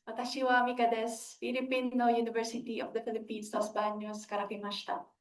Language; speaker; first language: Japanese; non-native, learner; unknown